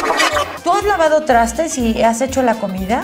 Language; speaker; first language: Spanish; native; Spanish